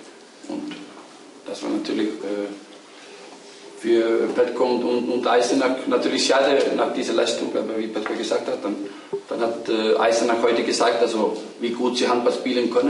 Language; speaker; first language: German; non-native, fluent; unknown